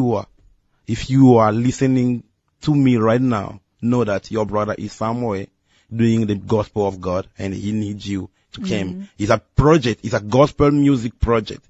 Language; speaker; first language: English; non-native, learner; Lingala